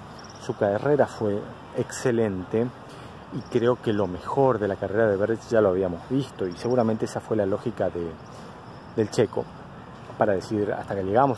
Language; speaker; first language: Spanish; native; Spanish